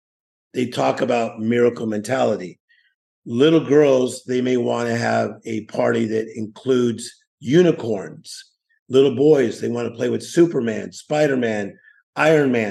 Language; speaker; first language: English; native; English